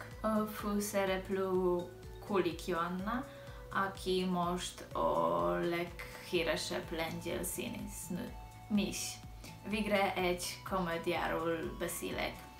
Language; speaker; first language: Hungarian; non-native, learner; Polish